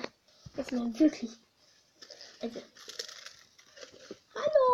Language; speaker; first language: German; early bilingual, other home language; Hungarian